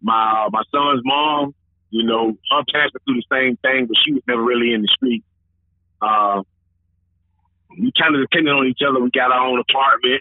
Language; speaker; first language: English; native; English